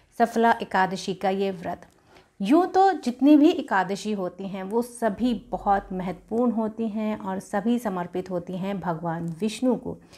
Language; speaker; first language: Hindi; native; Hindi